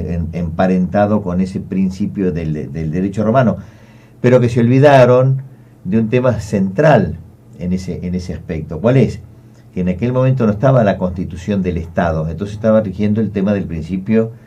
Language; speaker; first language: Spanish; native; Spanish